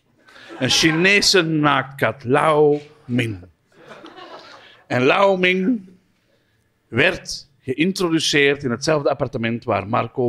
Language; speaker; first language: Dutch; native; Dutch